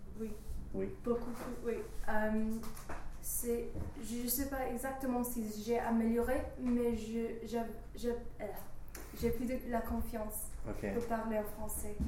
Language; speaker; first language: French; non-native, fluent; English